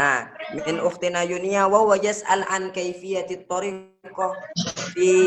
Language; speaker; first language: Arabic; non-native, fluent; Indonesian